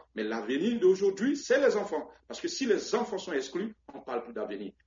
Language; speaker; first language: French; non-native, local second language; Baoulé